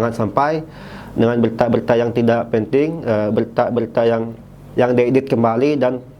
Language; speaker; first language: Indonesian; native; Indonesian